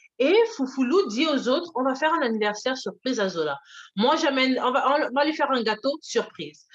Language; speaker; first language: French; early bilingual, other home language; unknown